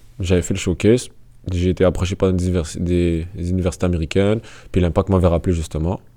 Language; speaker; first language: French; native; French